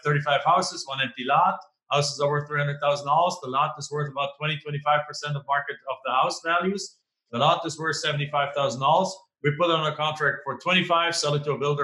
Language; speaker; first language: English; non-native, fluent; German